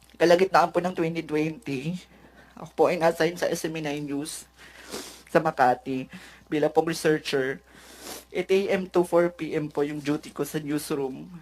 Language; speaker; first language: Filipino; native; Filipino